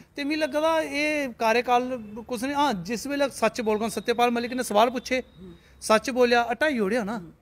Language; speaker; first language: Punjabi; non-native, local second language; Dogri